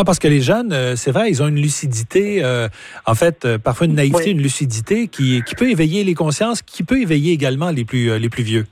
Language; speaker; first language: French; native; French